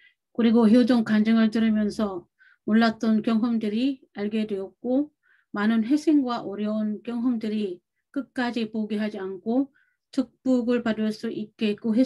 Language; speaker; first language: Korean; non-native, learner; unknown